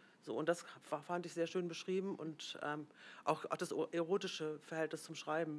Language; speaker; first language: German; native; German